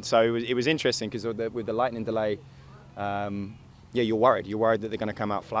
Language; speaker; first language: English; native; English